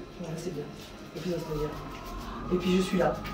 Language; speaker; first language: French; native; French